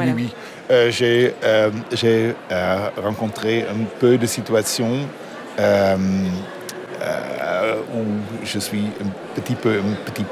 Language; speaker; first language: French; non-native, learner; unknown